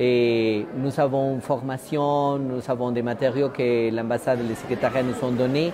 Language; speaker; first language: French; non-native, fluent; Spanish